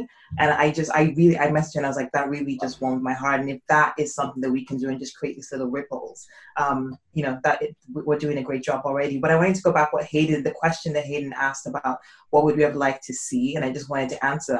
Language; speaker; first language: English; non-native, local second language; Yoruba